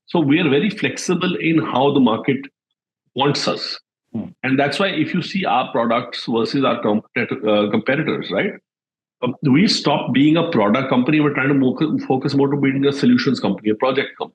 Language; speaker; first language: English; non-native, local second language; Hindi